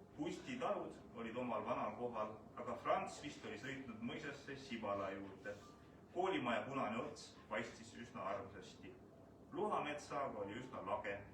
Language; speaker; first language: Estonian; native; Estonian